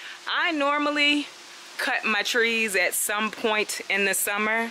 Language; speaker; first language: English; native; English